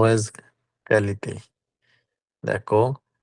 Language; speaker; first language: French; non-native, learner; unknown